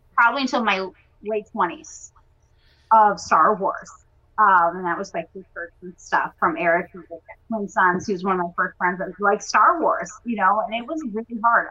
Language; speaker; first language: English; native; English